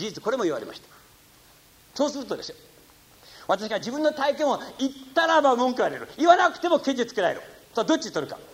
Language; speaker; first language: Japanese; non-native, fluent; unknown